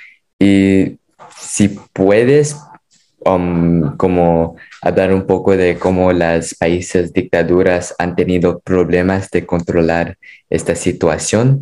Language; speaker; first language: Spanish; non-native, fluent; English